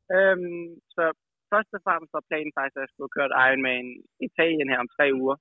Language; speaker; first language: Danish; native; Danish